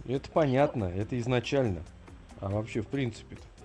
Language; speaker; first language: Russian; native; Russian